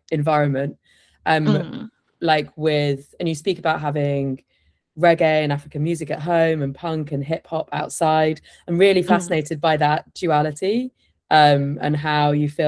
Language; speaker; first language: English; native; English